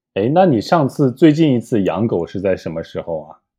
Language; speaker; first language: Chinese; native; Chinese